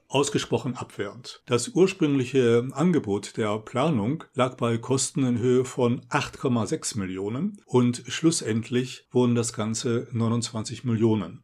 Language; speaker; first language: German; native; German